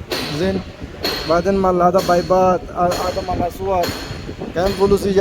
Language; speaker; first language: Arabic; non-native, learner; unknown